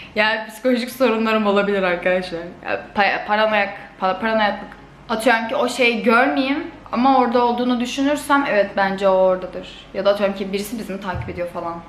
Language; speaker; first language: Turkish; native; Turkish